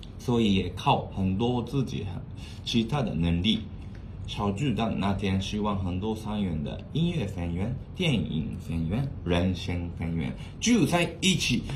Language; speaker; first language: Chinese; non-native, fluent; Japanese